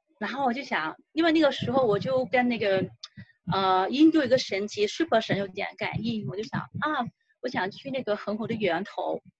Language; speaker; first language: Chinese; non-native, local second language; Cantonese